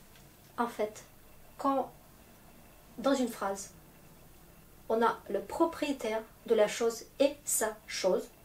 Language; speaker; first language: French; non-native, fluent; Russian